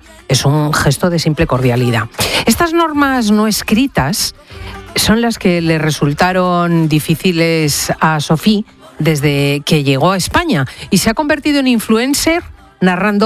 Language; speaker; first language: Spanish; native; Spanish